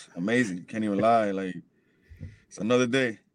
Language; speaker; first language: English; early bilingual, other home language; Spanish